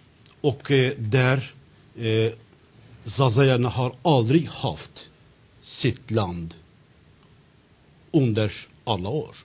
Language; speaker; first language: Swedish; non-native, fluent; Zaza